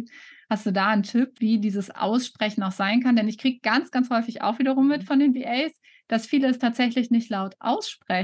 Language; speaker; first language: German; native; German